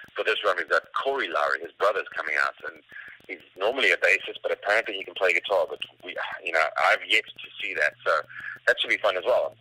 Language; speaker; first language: English; native; English